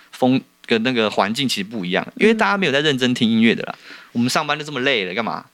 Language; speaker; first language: Chinese; native; Chinese